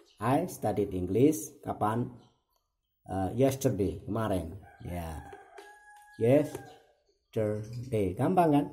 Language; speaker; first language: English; non-native, learner; Indonesian